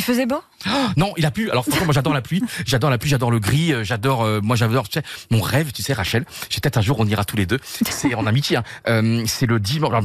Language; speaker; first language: French; native; French